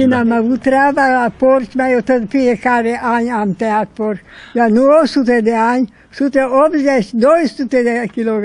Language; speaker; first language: Romanian; non-native, local second language; Hungarian